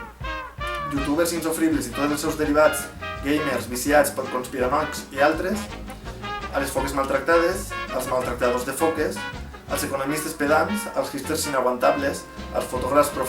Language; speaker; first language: Catalan; native; Catalan